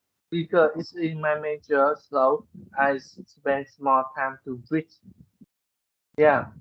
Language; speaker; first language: English; non-native, learner; Vietnamese